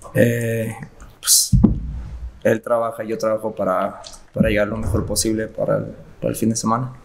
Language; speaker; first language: Spanish; early bilingual, heritage; Spanish